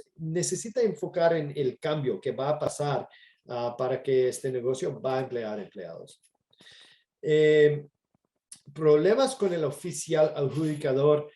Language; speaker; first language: Spanish; non-native, fluent; English